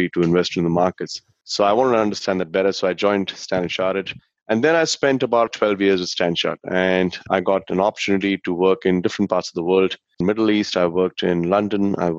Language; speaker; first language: English; non-native, local second language; Hindi